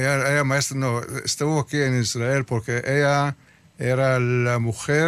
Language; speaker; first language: Spanish; early bilingual, heritage; Spanish